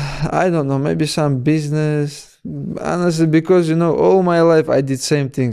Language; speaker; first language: English; non-native, learner; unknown